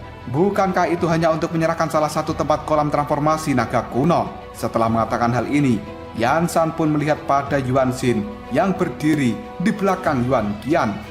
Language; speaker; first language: Indonesian; native; Indonesian